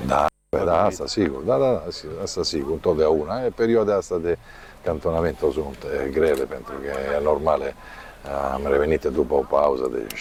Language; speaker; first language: Romanian; non-native, fluent; Italian